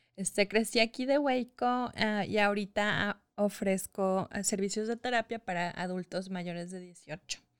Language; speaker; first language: Spanish; early bilingual, heritage; Spanish